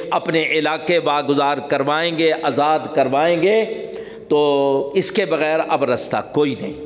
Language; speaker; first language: Urdu; native; Urdu